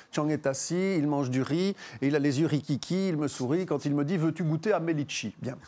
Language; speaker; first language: French; native; French